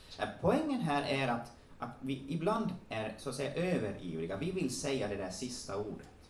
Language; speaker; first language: Swedish; native; Swedish